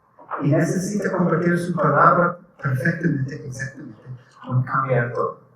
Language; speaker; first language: Spanish; non-native, learner; English